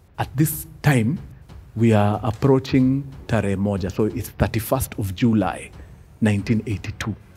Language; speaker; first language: English; non-native, local second language; Swahili